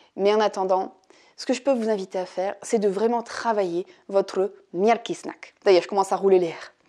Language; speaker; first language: French; native; French